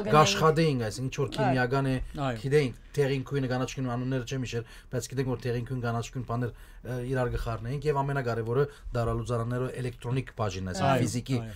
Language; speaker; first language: Armenian; early bilingual, heritage; Armenian